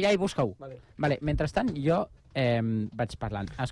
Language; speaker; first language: Catalan; native; Catalan